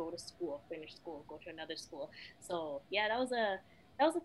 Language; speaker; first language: English; early bilingual, other home language; Krio